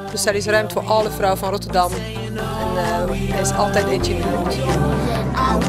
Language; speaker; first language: Dutch; non-native, fluent; French